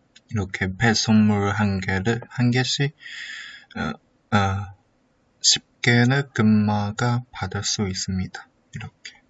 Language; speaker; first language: Korean; non-native, learner; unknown